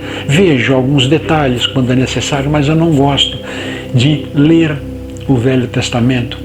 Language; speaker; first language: Portuguese; native; Portuguese